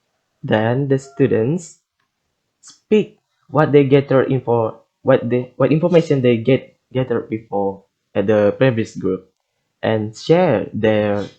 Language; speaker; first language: English; non-native, learner; Indonesian